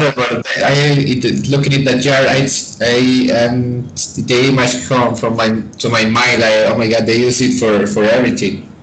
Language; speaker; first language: English; non-native, fluent; Spanish